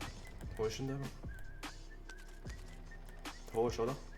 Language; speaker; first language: German; native; German